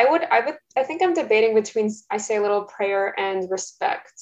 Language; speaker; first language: English; early bilingual, other home language; Russian